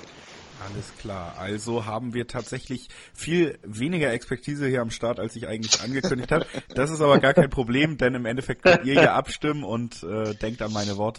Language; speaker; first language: German; native; German